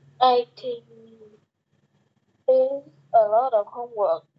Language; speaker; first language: English; non-native, learner; Vietnamese